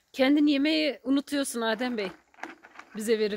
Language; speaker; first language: Turkish; native; Turkish